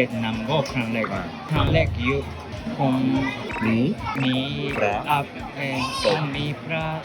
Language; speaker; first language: Thai; non-native, learner; Japanese